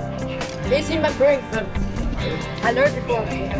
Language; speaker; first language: English; non-native, learner; Chinese